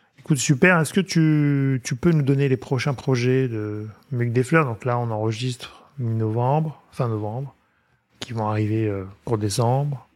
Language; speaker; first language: French; native; French